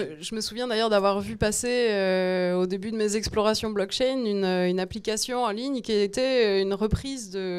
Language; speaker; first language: French; native; French